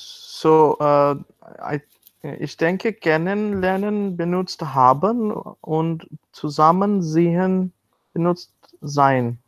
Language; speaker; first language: German; non-native, learner; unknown